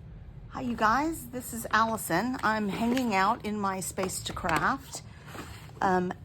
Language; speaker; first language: English; native; English